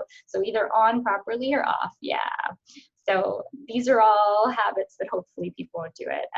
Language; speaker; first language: English; native; English